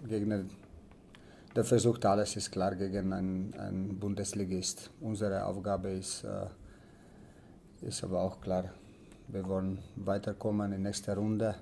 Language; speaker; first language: German; non-native, learner; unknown